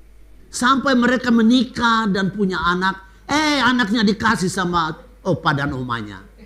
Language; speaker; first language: Indonesian; native; Indonesian